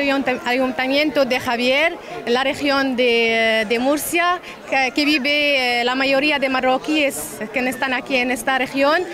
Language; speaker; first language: Spanish; non-native, fluent; Arabic